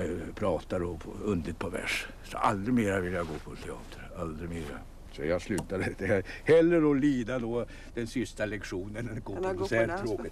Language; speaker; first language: Swedish; native; Swedish